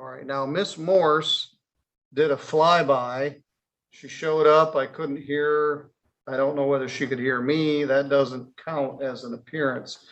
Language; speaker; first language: English; native; English